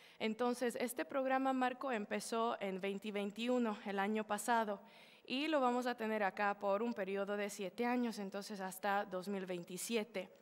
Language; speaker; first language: Spanish; non-native, fluent; Slovak